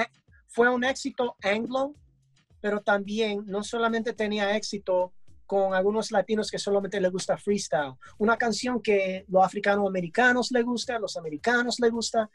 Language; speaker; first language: Spanish; early bilingual, heritage; English